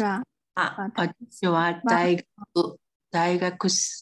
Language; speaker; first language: Japanese; non-native, learner; Chinese